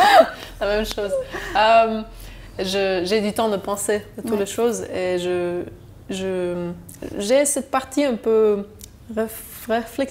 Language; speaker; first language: French; non-native, local second language; German